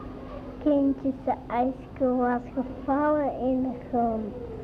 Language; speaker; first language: Dutch; early bilingual, other home language; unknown